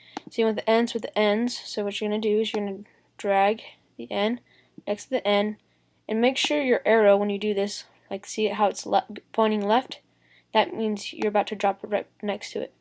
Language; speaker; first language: English; native; English